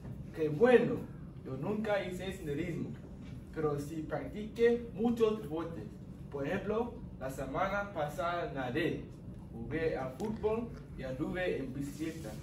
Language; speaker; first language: Spanish; non-native, learner; English